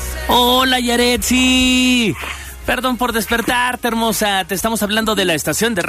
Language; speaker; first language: Spanish; native; Spanish